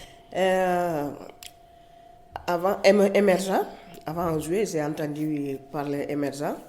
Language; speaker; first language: French; non-native, learner; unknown